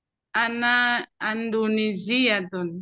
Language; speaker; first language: Arabic; non-native, learner; Indonesian